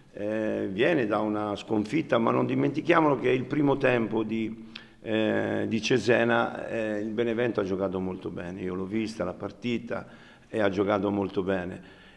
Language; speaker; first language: Italian; native; Italian